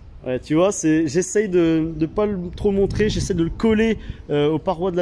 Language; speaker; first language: French; native; French